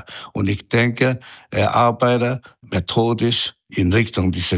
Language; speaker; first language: German; non-native, fluent; Chinese